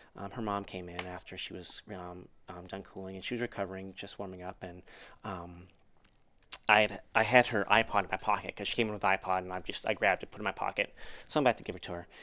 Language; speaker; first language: English; native; English